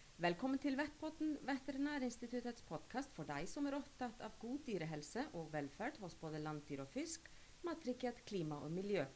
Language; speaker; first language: Norwegian; native; Norwegian